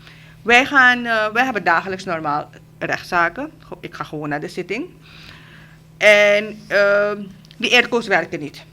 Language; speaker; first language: Dutch; native; Dutch